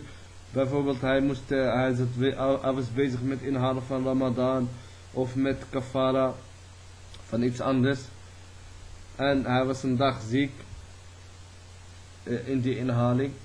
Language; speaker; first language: Dutch; early bilingual, other home language; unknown